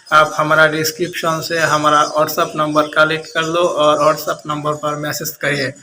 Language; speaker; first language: Hindi; non-native, learner; Bangla